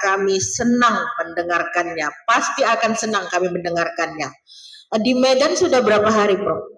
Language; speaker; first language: Indonesian; native; Indonesian